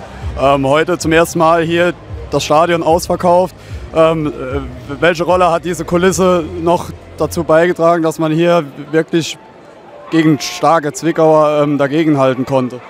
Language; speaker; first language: German; native; German